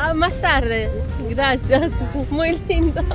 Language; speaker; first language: Spanish; non-native, fluent; Russian